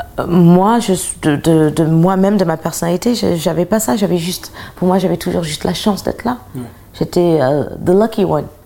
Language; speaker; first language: French; early bilingual, other home language; English